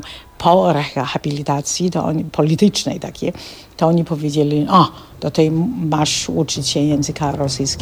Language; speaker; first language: Polish; non-native, fluent; Chinese